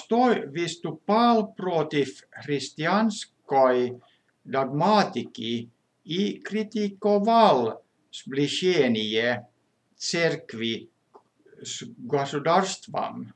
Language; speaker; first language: Russian; non-native, fluent; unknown